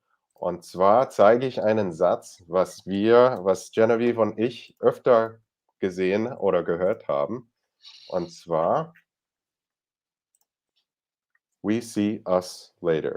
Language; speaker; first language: German; non-native, fluent; English